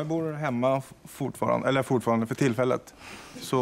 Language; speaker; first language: Swedish; native; Swedish